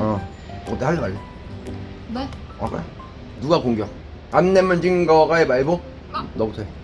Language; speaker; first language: Korean; native; Korean